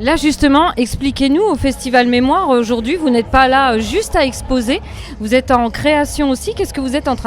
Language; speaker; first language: French; native; French